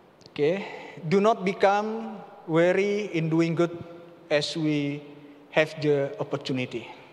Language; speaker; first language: English; non-native, learner; Indonesian